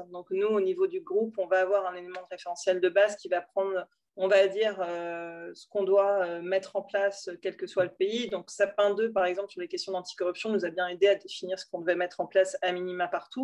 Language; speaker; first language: French; native; French